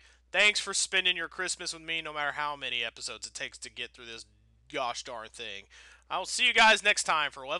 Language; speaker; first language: English; native; English